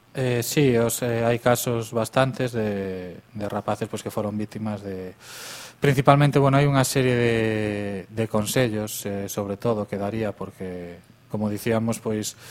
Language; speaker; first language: Galician; native; Galician